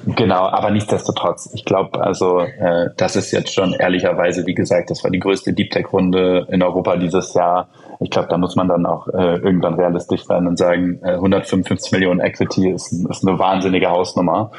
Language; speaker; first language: German; native; German